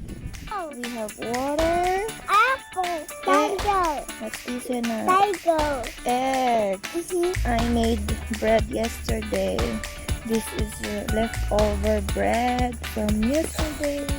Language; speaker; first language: English; non-native, learner; Filipino